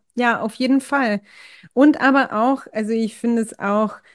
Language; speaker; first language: German; non-native, fluent; English